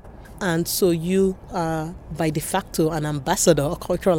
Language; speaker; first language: English; non-native, local second language; Yoruba